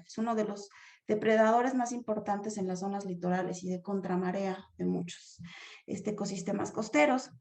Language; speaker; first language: Spanish; native; Spanish